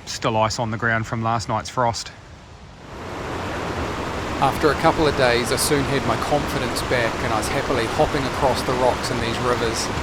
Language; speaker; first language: English; native; English